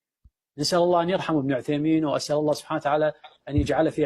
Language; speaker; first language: Arabic; native; Arabic